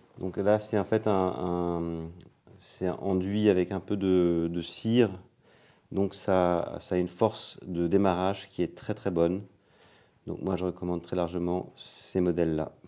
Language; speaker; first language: French; native; French